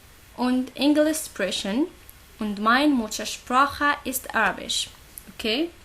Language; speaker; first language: German; non-native, learner; Arabic